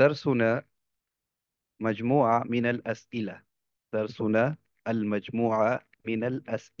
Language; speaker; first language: Arabic; non-native, fluent; Urdu